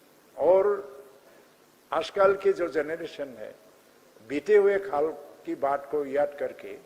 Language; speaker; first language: Hindi; non-native, local second language; Bodo